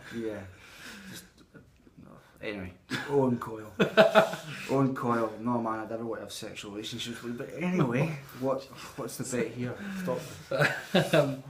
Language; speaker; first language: English; native; English